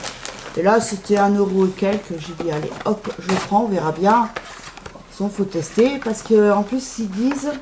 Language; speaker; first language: French; native; French